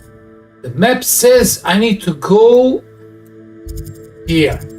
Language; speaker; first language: English; non-native, fluent; Serbian